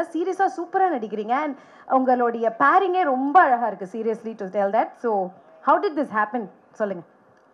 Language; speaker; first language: Tamil; native; Tamil